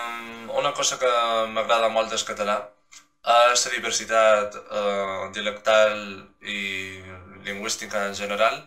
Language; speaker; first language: Catalan; non-native, local second language; Spanish